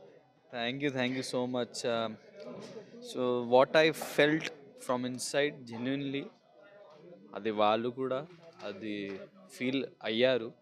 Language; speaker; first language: Telugu; non-native, local second language; Hindi